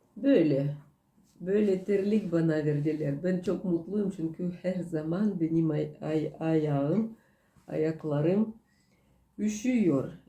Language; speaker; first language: Turkish; non-native, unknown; Russian